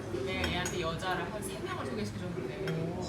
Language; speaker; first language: Korean; native; Korean